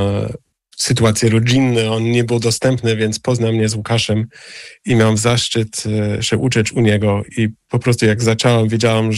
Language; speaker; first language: Polish; non-native, fluent; English